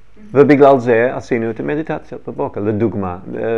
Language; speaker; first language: Hebrew; non-native, learner; English